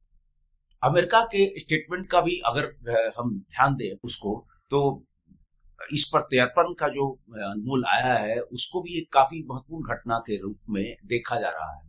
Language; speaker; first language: Hindi; native; Hindi